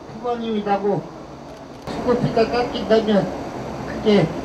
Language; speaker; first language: Korean; native; Korean